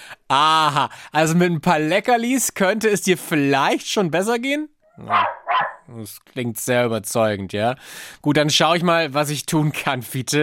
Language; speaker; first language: German; native; German